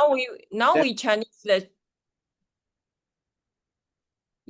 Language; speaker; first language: English; non-native, learner; Chinese